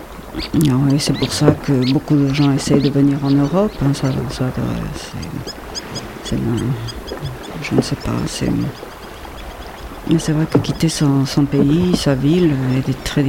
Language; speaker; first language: French; non-native, fluent; Spanish